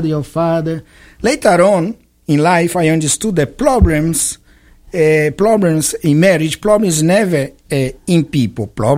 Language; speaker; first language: English; non-native, fluent; Portuguese